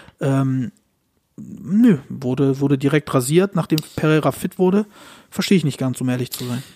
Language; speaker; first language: German; early bilingual, other home language; Turkish